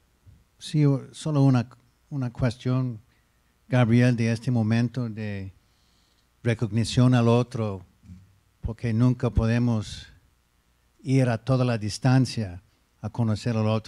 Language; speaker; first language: Spanish; non-native, fluent; English